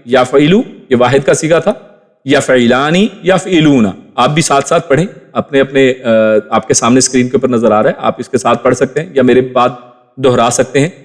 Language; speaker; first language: Urdu; native; Urdu